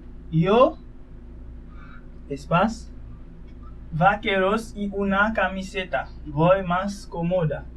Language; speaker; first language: Spanish; non-native, fluent; Haitian Creole